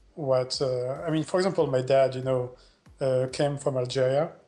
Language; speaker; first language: English; non-native, fluent; French